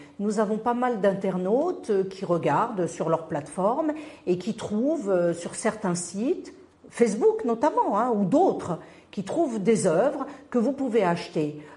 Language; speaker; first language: French; non-native, local second language; Arabic